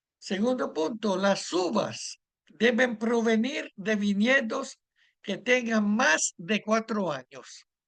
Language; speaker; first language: Spanish; non-native, fluent; Italian